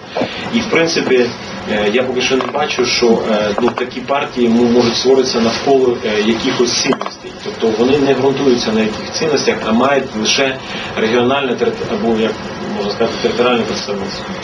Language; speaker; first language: Ukrainian; native; Ukrainian